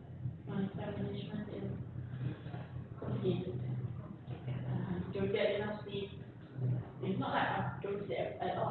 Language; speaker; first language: English; non-native, local second language; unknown